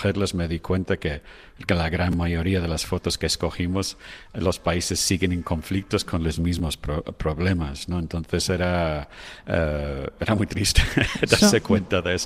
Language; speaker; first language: Spanish; non-native, fluent; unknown